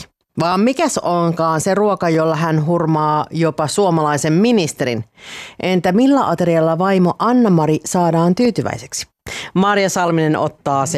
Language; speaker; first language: Finnish; native; Finnish